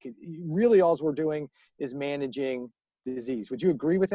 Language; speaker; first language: English; native; English